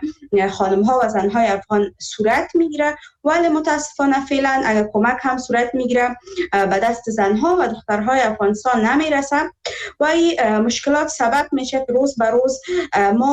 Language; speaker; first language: Persian; native; Persian